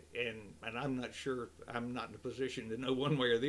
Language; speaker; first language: English; native; English